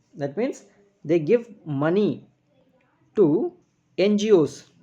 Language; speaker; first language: English; non-native, local second language; Tamil